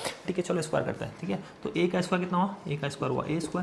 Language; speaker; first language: Hindi; native; Hindi